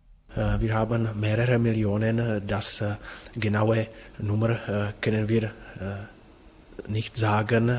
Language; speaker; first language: German; non-native, fluent; Czech